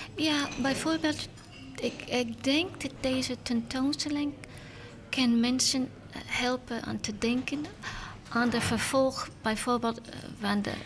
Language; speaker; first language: Dutch; non-native, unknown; English